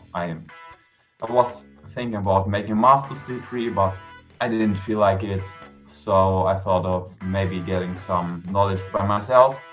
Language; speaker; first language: English; non-native, fluent; German